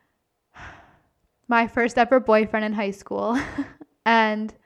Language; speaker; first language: English; native; English